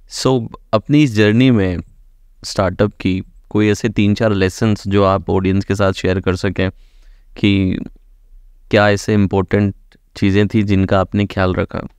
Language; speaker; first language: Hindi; native; Hindi